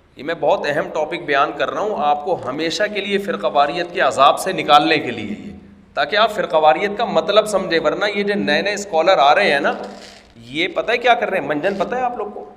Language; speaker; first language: Urdu; native; Urdu